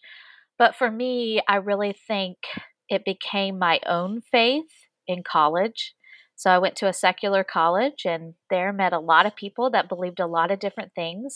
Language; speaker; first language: English; native; English